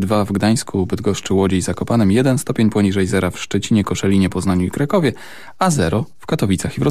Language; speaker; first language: Polish; native; Polish